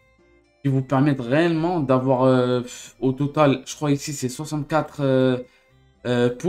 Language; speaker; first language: French; native; French